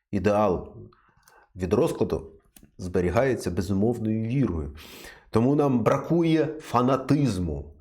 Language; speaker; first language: Ukrainian; native; Ukrainian